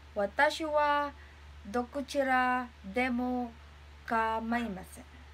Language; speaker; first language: Japanese; non-native, learner; Filipino